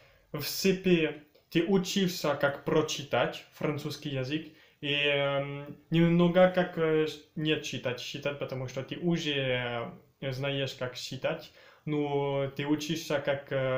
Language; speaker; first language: Russian; early bilingual, heritage; French